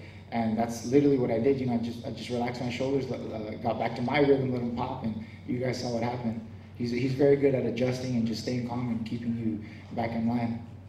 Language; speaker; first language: English; early bilingual, other home language; Spanish